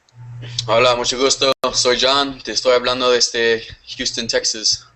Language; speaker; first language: Spanish; non-native, fluent; English